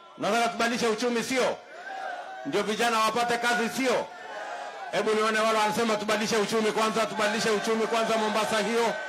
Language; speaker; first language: Swahili; non-native, local second language; Kalenjin